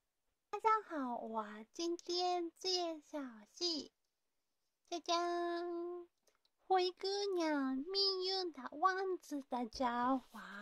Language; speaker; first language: Chinese; non-native, learner; Japanese